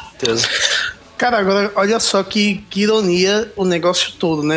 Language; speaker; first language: Portuguese; native; Portuguese